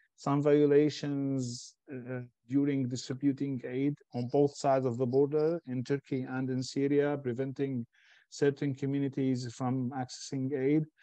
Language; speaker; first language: English; non-native, fluent; Arabic